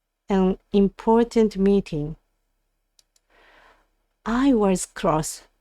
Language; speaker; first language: English; non-native, learner; Japanese